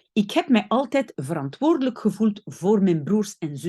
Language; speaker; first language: Dutch; non-native, local second language; French